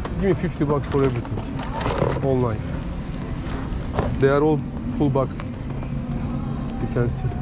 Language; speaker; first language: English; non-native, learner; Turkish